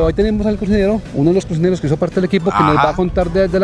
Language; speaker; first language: Spanish; native; Spanish